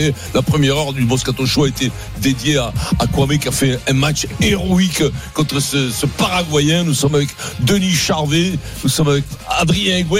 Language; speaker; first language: French; native; French